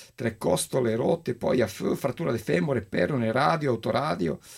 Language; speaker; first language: Italian; non-native, fluent; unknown